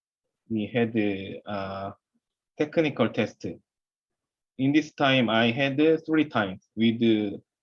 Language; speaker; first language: English; non-native, learner; Korean